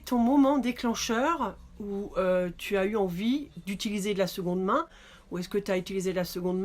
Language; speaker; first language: French; native; French